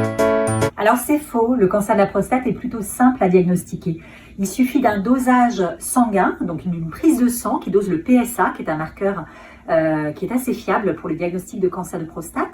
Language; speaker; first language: French; native; French